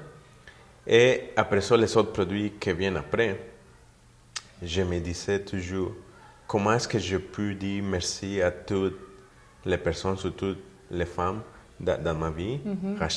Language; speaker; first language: French; non-native, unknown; Spanish